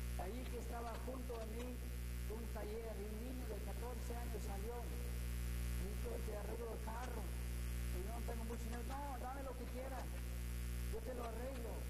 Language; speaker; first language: Spanish; non-native, fluent; English